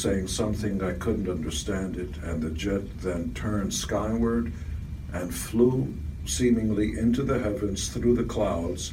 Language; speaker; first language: English; non-native, fluent; Hebrew